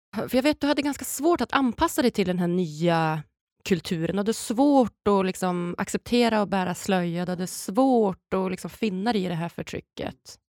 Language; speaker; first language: Swedish; native; Swedish